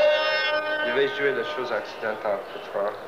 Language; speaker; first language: French; non-native, learner; English